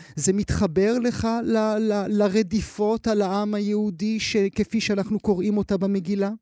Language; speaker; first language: Hebrew; native; Hebrew